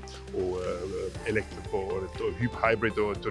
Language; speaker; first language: Portuguese; non-native, fluent; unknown